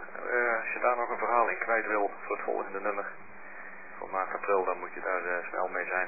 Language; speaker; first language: Dutch; native; Dutch